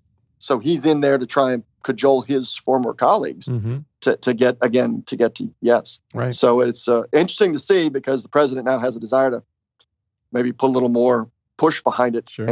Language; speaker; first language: English; native; English